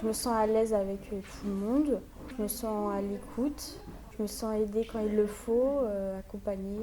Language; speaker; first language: French; native; French